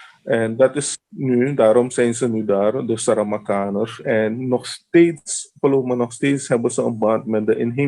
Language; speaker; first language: Dutch; non-native, local second language; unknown